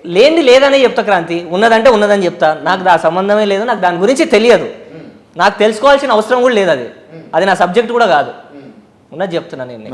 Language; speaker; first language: Telugu; native; Telugu